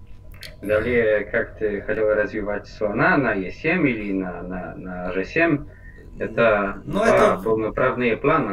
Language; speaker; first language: Russian; non-native, fluent; Polish